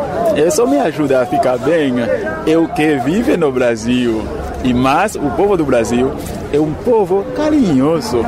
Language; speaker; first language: Portuguese; non-native, learner; Haitian Creole